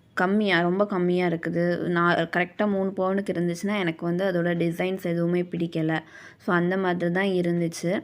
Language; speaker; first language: Tamil; native; Tamil